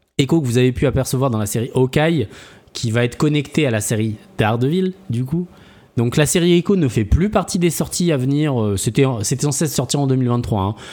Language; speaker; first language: French; native; French